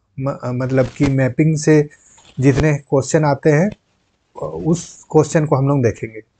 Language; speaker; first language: Hindi; non-native, local second language; Santali